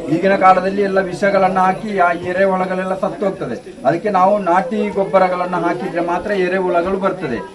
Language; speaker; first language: Kannada; non-native, local second language; Tulu